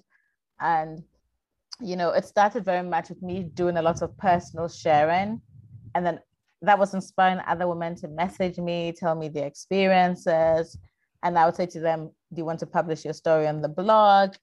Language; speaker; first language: English; non-native, local second language; Akan